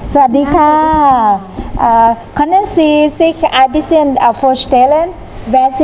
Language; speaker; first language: German; non-native, learner; Thai